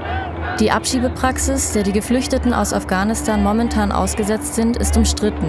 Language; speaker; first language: German; native; German